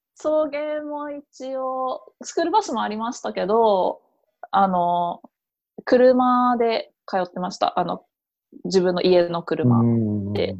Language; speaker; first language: Japanese; native; Japanese